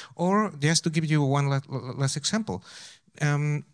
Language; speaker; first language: English; non-native, fluent; Spanish